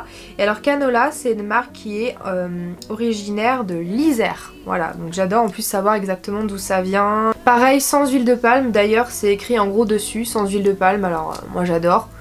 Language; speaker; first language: French; native; French